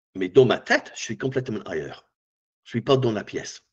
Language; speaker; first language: French; non-native, learner; English